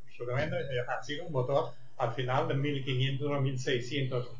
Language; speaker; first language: Spanish; non-native, fluent; German